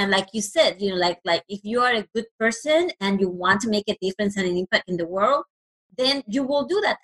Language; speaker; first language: English; non-native, fluent; Spanish